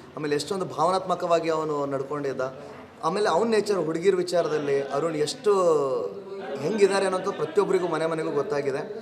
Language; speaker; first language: Kannada; native; Kannada